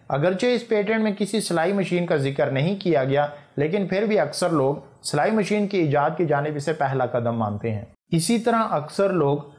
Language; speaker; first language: Urdu; native; Urdu